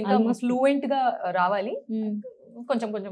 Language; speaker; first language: Telugu; non-native, learner; Kannada